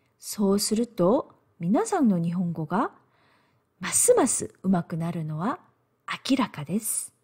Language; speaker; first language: Japanese; non-native, fluent; Korean